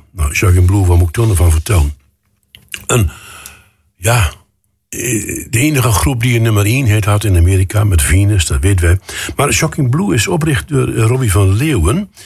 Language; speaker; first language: Dutch; native; Dutch